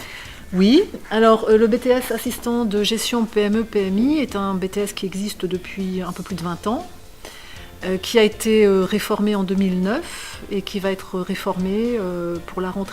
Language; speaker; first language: French; native; French